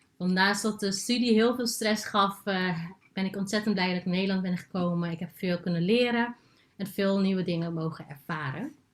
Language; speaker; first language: Dutch; non-native, local second language; Papiamento